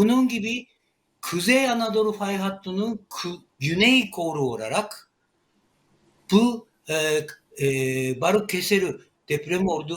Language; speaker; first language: Turkish; non-native, learner; Japanese